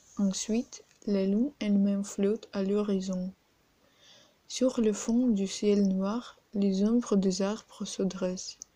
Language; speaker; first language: French; non-native, learner; Ukrainian